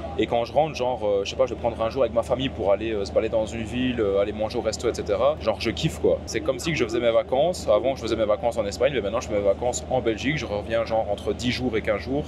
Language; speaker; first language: French; native; French